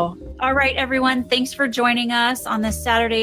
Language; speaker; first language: English; native; English